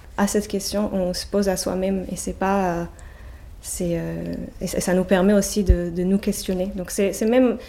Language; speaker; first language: French; non-native, fluent; Hebrew